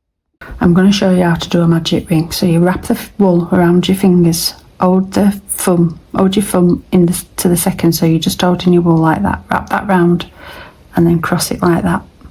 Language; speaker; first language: English; native; English